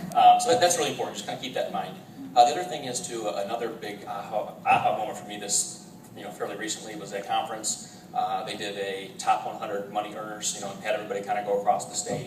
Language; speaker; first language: English; native; English